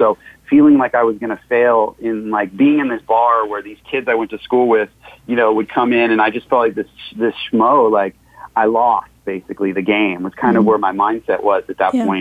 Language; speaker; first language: English; native; English